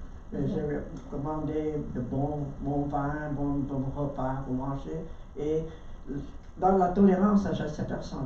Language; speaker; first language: French; non-native, learner; Vietnamese